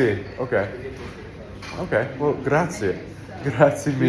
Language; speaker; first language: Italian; non-native, learner; English